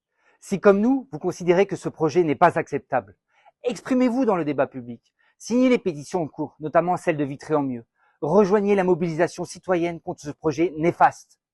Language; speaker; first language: French; native; French